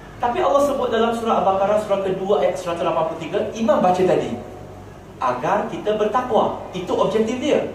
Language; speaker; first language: Malay; non-native, local second language; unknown